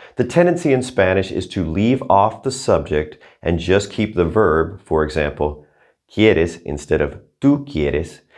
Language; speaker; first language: English; native; English